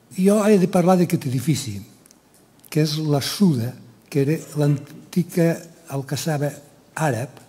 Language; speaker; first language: Catalan; native; Catalan